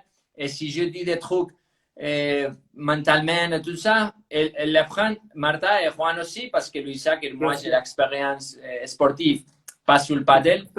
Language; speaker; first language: French; non-native, fluent; Spanish